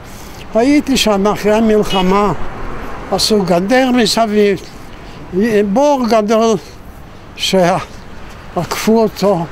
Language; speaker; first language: Hebrew; non-native, fluent; Yiddish